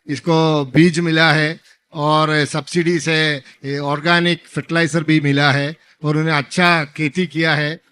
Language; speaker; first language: Hindi; non-native, local second language; Malayalam